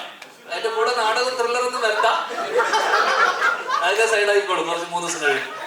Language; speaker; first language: Malayalam; native; Malayalam